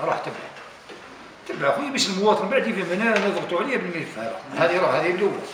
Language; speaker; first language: Arabic; native; Arabic